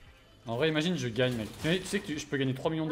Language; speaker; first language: French; native; French